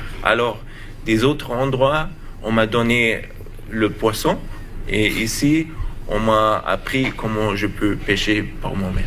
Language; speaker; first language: French; non-native, learner; German